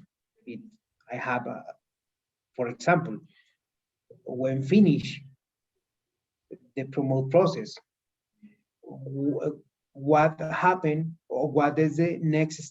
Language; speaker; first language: English; non-native, learner; Spanish